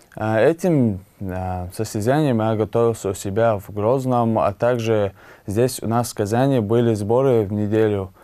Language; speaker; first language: Russian; non-native, local second language; Chechen